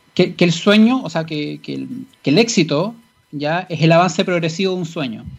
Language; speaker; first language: Spanish; native; Spanish